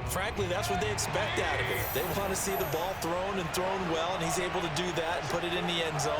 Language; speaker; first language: English; native; English